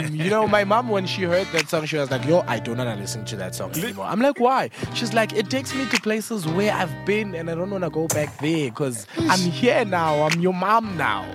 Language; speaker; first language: English; non-native, local second language; Swati